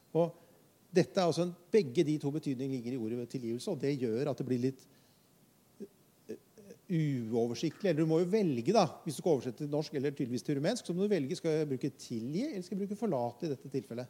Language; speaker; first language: Norwegian; native; Norwegian